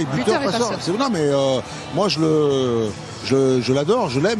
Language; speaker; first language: French; native; French